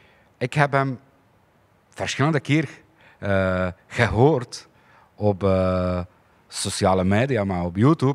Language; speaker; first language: Dutch; non-native, fluent; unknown